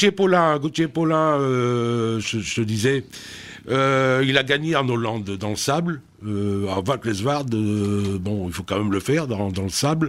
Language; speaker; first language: French; native; French